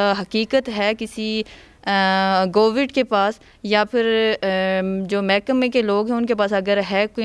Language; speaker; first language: Urdu; non-native, local second language; Punjabi